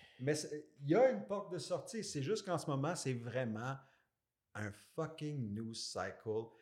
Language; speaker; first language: French; native; French